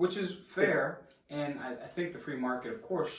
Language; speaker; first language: English; native; English